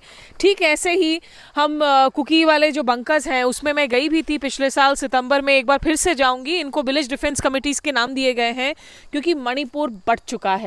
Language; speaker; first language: Hindi; native; Hindi